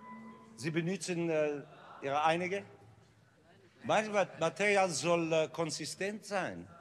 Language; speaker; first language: German; non-native, learner; English